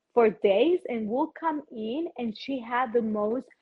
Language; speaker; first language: English; non-native, fluent; Spanish